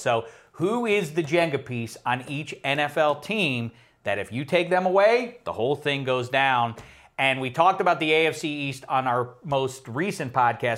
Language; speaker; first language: English; native; English